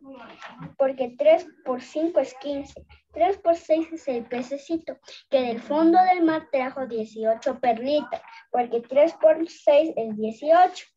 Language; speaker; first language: Spanish; native; Spanish